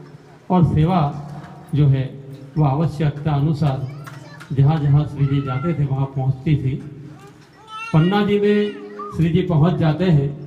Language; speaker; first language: Hindi; non-native, local second language; Gujarati